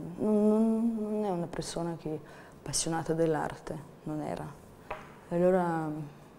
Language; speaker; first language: Italian; non-native, fluent; Ukrainian